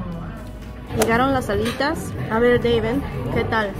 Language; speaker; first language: Spanish; native; Spanish